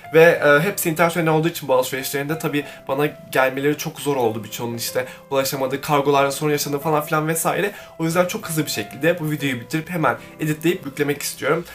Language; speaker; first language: Turkish; native; Turkish